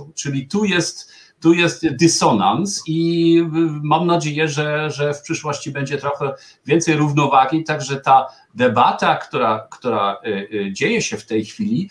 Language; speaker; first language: Polish; non-native, fluent; German